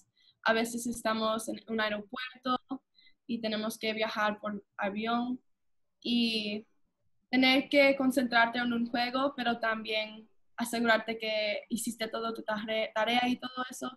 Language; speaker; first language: Spanish; early bilingual, heritage; English